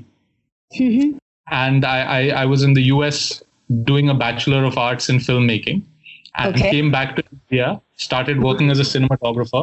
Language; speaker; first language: English; non-native, local second language; Hindi